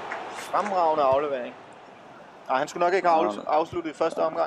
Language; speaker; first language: Danish; native; Danish